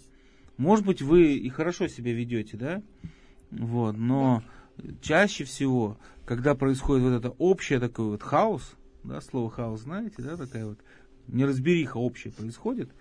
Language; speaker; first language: Russian; native; Russian